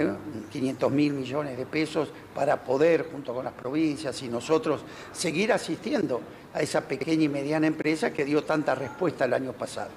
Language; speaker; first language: Spanish; native; Spanish